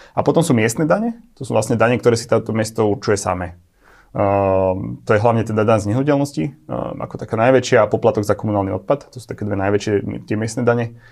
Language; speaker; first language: Slovak; native; Slovak